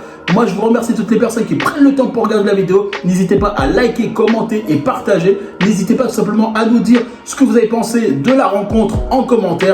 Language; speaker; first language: French; native; French